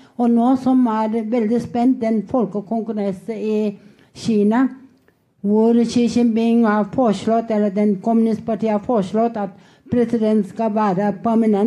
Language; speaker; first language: Norwegian; non-native, fluent; Tibetan